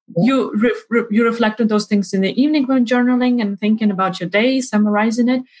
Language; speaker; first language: English; non-native, fluent; Ukrainian